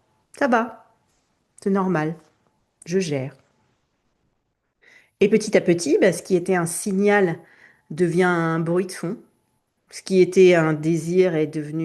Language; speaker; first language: French; native; French